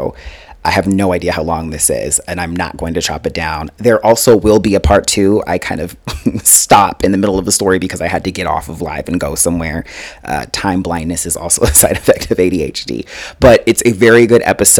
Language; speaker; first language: English; native; English